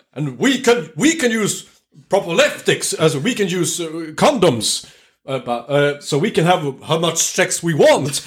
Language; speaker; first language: English; non-native, fluent; Swedish